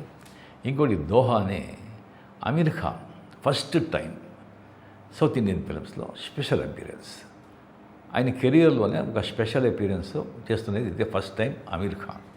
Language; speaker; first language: Telugu; non-native, fluent; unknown